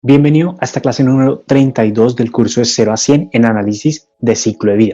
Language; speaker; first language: Spanish; native; Spanish